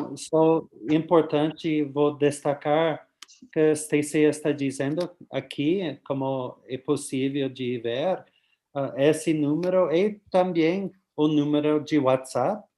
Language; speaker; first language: Portuguese; non-native, fluent; English